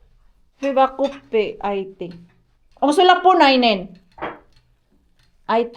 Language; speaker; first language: Finnish; non-native, learner; Filipino